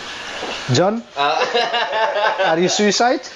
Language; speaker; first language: English; non-native, learner; Indonesian